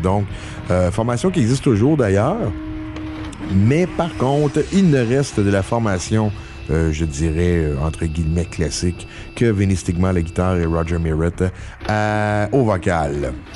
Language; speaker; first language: French; native; French